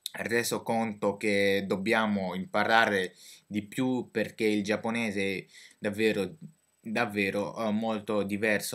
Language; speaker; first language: Italian; non-native, learner; French